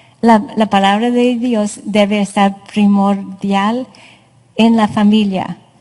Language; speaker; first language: Spanish; non-native, fluent; English